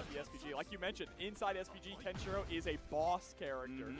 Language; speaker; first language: English; native; English